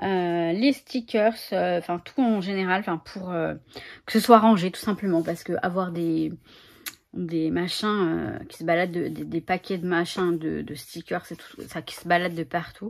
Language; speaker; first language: French; native; French